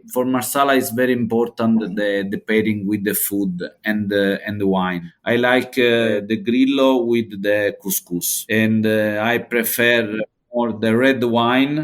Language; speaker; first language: English; non-native, learner; Italian